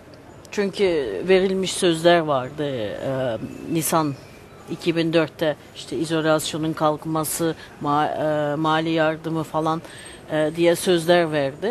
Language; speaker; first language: Turkish; early bilingual, heritage; Turkish